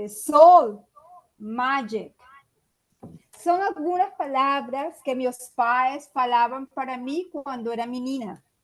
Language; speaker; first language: Portuguese; non-native, fluent; Spanish